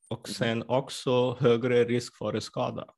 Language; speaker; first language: Swedish; non-native, fluent; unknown